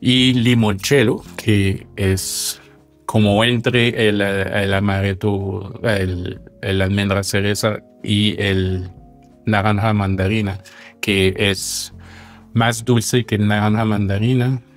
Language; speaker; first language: Spanish; non-native, fluent; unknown